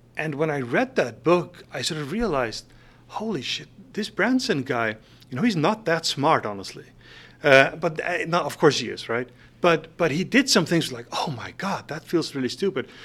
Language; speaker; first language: English; non-native, fluent; Faroese